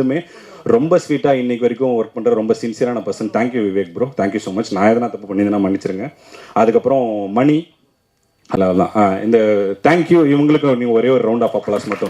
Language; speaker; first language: Tamil; native; Tamil